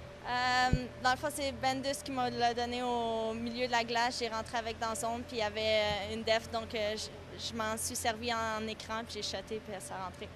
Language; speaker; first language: French; native; French